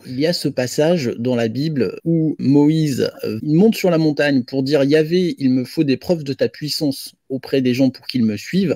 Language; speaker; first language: French; native; French